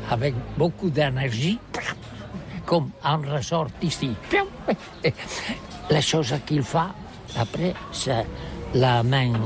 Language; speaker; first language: French; non-native, learner; Catalan